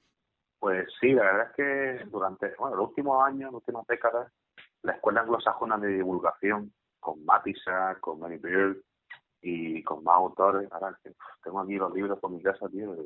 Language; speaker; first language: Spanish; native; Spanish